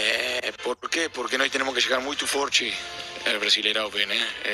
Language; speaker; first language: Portuguese; non-native, fluent; Spanish